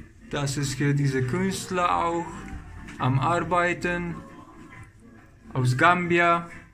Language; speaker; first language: German; non-native, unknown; Polish